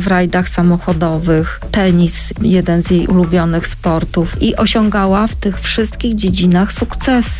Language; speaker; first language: Polish; native; Polish